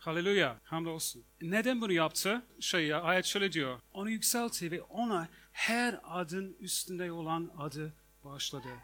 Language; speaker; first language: Turkish; non-native, fluent; English